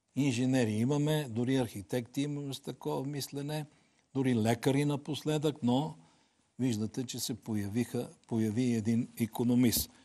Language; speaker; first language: Bulgarian; native; Bulgarian